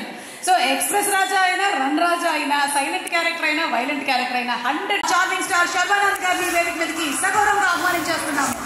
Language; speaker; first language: Telugu; native; Telugu